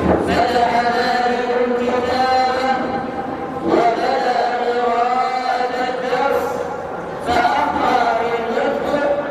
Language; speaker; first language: Arabic; non-native, learner; Urdu